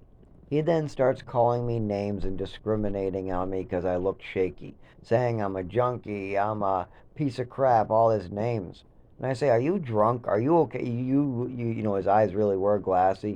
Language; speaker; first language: English; native; English